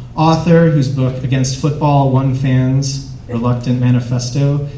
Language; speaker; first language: English; native; English